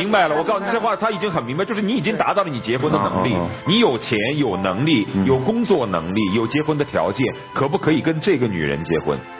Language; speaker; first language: Chinese; native; Chinese